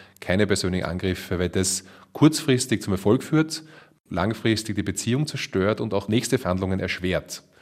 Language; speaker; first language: German; native; German